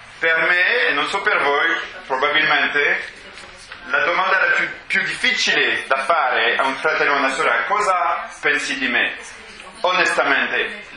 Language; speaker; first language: Italian; non-native, fluent; French